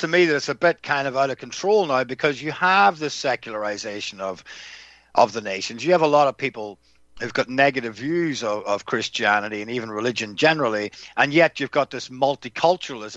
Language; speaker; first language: English; native; English